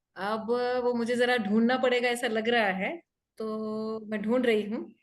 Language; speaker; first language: Hindi; non-native, local second language; Gujarati